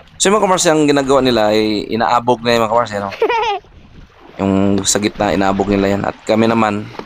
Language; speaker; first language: Filipino; native; Filipino